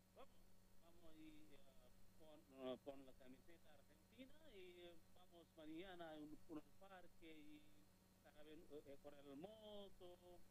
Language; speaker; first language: Spanish; non-native, learner; Bangla